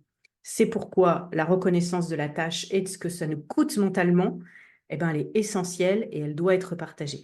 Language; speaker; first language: French; native; French